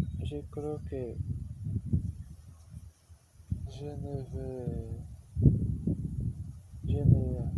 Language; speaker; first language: French; non-native, learner; Portuguese